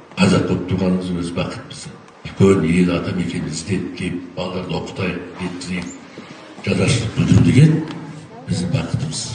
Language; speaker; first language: Kazakh; native; Kazakh